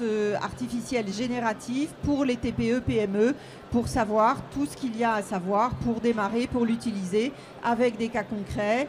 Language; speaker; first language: French; native; French